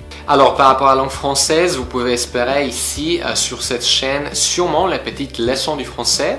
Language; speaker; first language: French; non-native, fluent; Polish